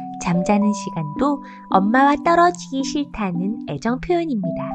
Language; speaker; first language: Korean; native; Korean